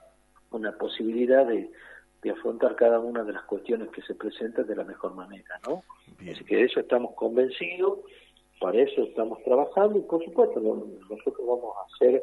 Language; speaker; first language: Spanish; native; Spanish